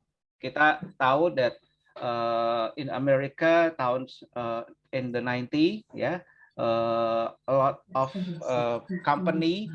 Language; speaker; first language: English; non-native, learner; Indonesian